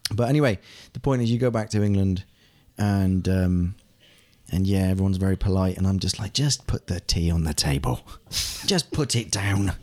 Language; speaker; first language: English; non-native, local second language; German